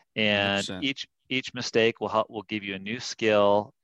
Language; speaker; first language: English; native; English